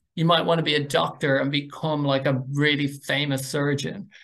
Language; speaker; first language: English; native; English